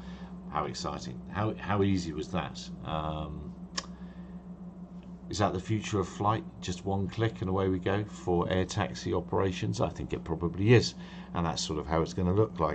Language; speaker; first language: English; native; English